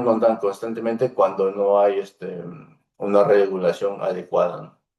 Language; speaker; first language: Spanish; native; Spanish